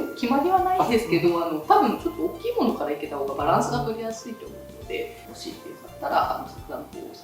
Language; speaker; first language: Japanese; native; Japanese